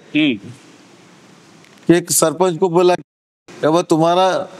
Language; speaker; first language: Hindi; non-native, local second language; Marathi